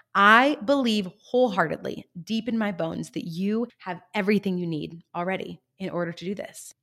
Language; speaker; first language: English; native; English